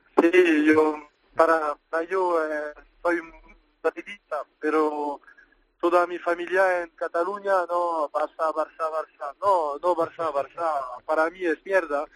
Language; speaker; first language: Spanish; non-native, learner; French